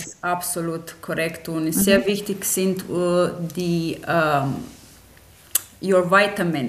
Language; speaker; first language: German; non-native, fluent; Romanian